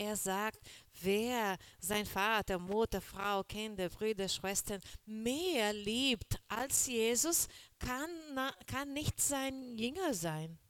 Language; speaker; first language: German; non-native, learner; Portuguese